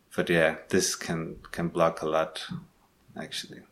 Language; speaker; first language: English; non-native, learner; Spanish